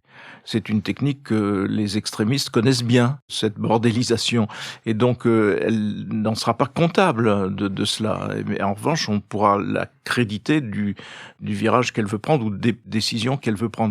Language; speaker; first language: French; native; French